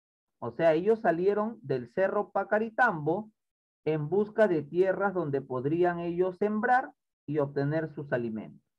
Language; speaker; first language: Spanish; native; Spanish